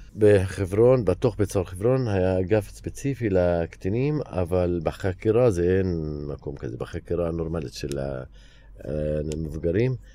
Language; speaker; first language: Hebrew; non-native, local second language; Arabic